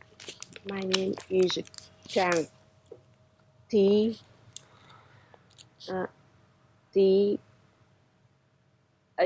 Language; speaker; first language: English; non-native, learner; Vietnamese